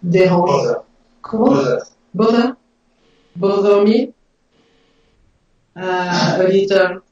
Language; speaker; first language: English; non-native, learner; French